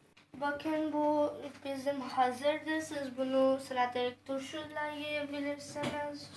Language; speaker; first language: Turkish; non-native, learner; Urdu